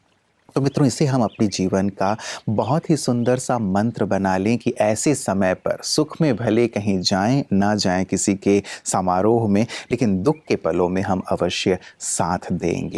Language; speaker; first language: Hindi; native; Hindi